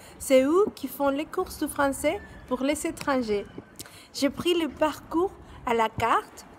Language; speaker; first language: French; non-native, learner; Spanish